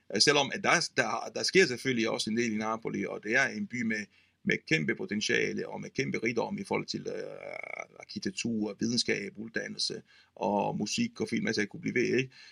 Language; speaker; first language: Danish; non-native, fluent; Italian